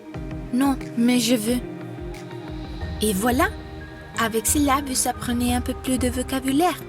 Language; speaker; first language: French; non-native, fluent; Spanish